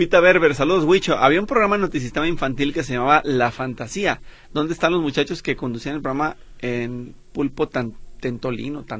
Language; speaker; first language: Spanish; native; Spanish